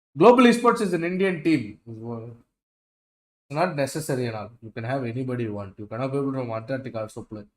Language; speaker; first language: English; non-native, local second language; Hindi